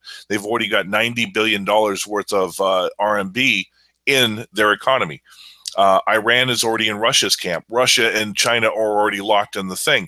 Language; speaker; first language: English; native; English